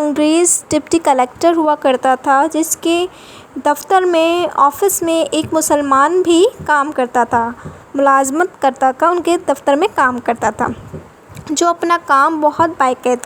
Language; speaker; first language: Urdu; non-native, local second language; Sindhi